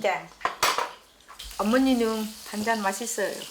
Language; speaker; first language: Korean; non-native, learner; Vietnamese